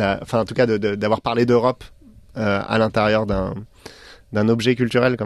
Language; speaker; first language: French; native; French